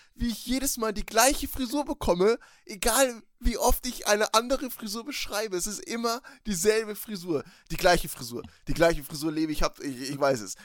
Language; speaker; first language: German; early bilingual, other home language; Turkish